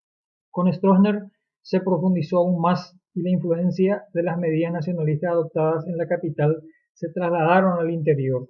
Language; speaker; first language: Spanish; native; Spanish